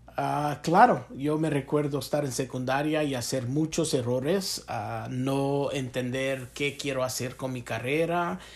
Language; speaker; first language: Spanish; early bilingual, heritage; Spanish